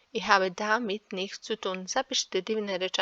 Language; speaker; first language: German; non-native, fluent; Serbian